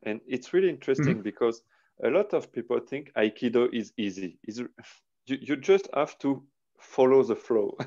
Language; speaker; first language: English; non-native, learner; French